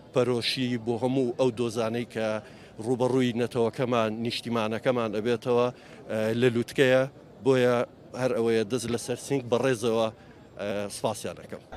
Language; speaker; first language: Central Kurdish; native; Central Kurdish